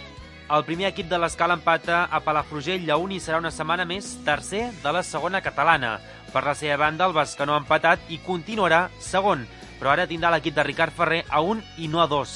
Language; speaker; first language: Catalan; native; Catalan